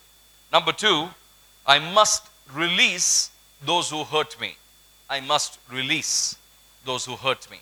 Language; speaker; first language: English; non-native, local second language; Malayalam